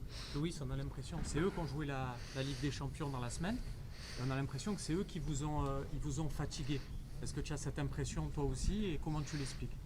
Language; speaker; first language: French; native; French